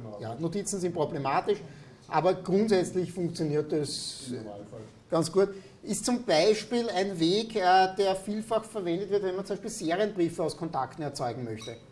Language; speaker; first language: German; native; German